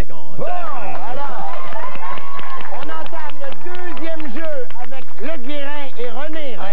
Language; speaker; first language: French; native; French